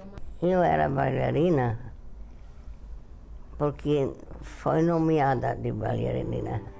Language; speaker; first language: Portuguese; non-native, fluent; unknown